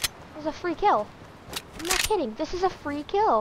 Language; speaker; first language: English; native; English